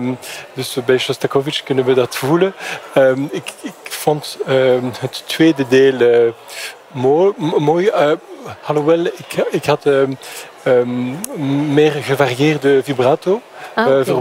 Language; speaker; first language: Dutch; non-native, fluent; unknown